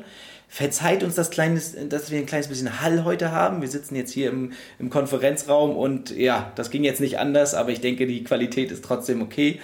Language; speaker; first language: German; native; German